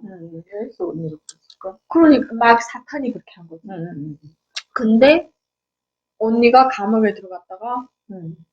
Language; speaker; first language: Korean; native; Korean